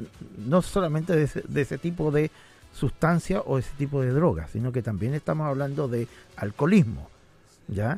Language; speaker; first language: Spanish; native; Spanish